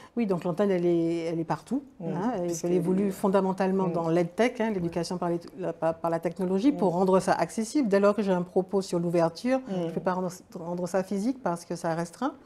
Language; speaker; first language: French; native; French